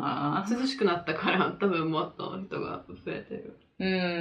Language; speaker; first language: Japanese; non-native, fluent; French